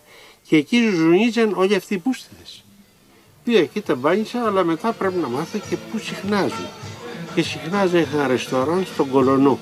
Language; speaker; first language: Greek; native; Greek